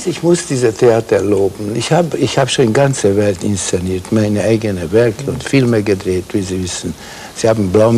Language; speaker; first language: German; non-native, fluent; Hungarian